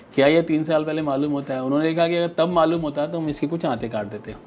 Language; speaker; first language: Hindi; native; Hindi